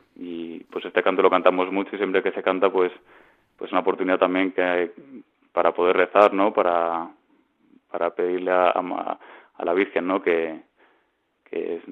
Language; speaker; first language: Spanish; native; Spanish